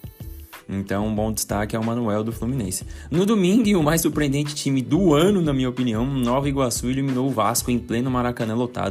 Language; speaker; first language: Portuguese; native; Portuguese